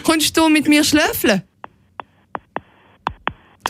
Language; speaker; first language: German; non-native, local second language; French